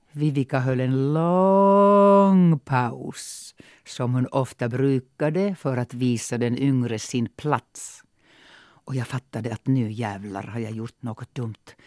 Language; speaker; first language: Swedish; non-native, local second language; Finnish